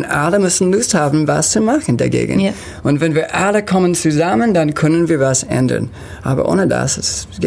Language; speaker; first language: German; non-native, learner; English